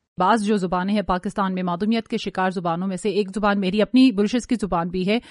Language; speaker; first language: Urdu; non-native, local second language; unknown